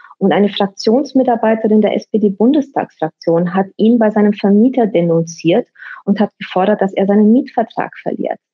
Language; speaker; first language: German; early bilingual, other home language; Romanian